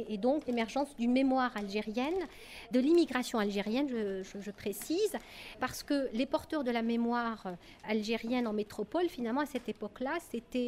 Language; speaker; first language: French; native; French